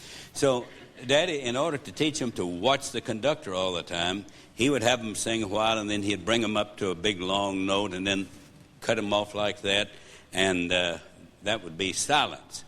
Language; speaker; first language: English; native; English